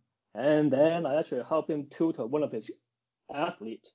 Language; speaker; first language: English; non-native, local second language; Cantonese